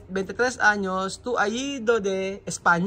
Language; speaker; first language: Spanish; non-native, learner; Filipino